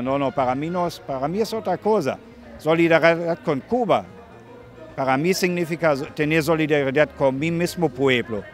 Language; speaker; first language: Spanish; non-native, fluent; German